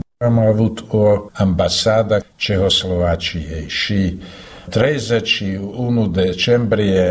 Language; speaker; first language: Romanian; non-native, fluent; Slovak